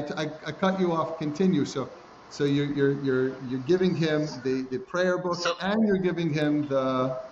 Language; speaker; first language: English; native; English